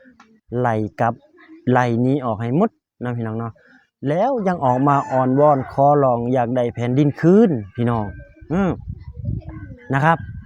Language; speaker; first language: Thai; non-native, local second language; Lao